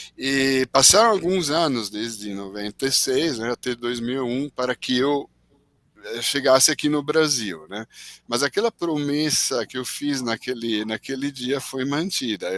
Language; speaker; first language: Portuguese; non-native, fluent; Italian